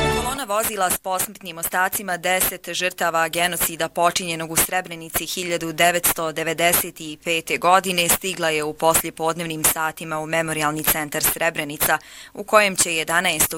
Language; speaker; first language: Bosnian; native; Bosnian